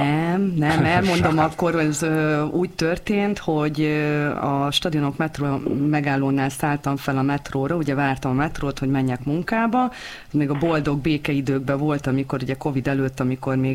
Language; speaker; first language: Hungarian; native; Hungarian